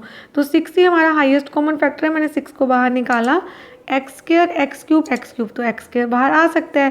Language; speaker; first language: Hindi; native; Hindi